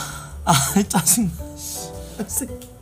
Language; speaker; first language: Korean; native; Korean